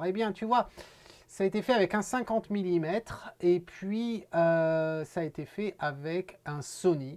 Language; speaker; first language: French; native; French